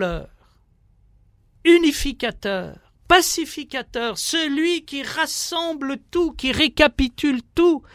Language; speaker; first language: French; native; French